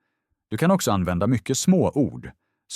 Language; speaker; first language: Swedish; non-native, fluent; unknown